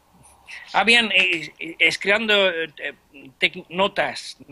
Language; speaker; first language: Spanish; non-native, fluent; French